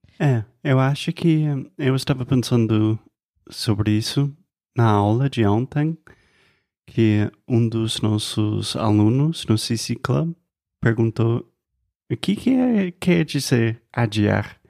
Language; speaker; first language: Portuguese; non-native, fluent; English